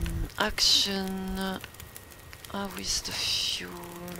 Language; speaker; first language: English; non-native, learner; French